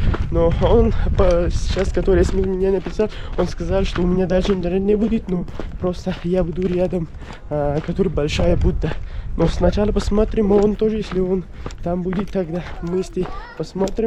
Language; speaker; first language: Russian; non-native, learner; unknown